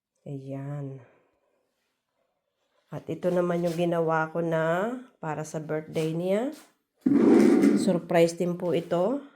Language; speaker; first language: Filipino; native; Filipino